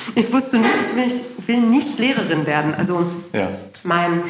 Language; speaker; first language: German; native; German